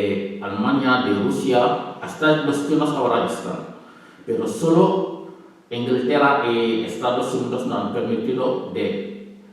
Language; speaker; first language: Spanish; non-native, learner; Wolof